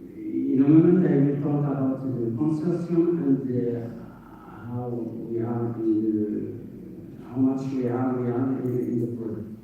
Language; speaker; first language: English; non-native, fluent; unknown